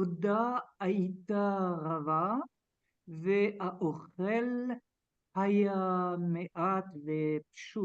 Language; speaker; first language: Hebrew; non-native, learner; French